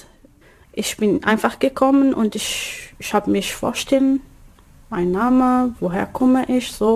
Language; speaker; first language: German; non-native, learner; Arabic